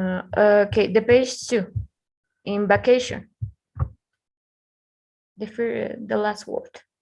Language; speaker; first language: English; non-native, learner; Spanish